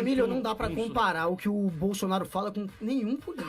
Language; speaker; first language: Portuguese; native; Portuguese